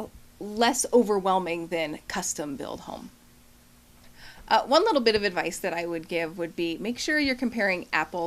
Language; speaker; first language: English; native; English